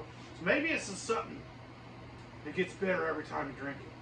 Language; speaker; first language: English; native; English